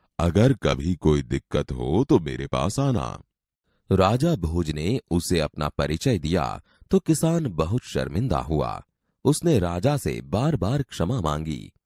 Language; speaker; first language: Hindi; non-native, local second language; Gujarati